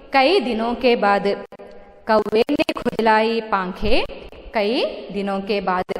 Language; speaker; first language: Hindi; non-native, local second language; Malayalam